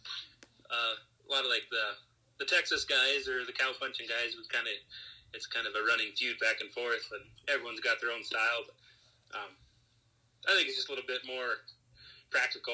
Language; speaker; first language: English; native; English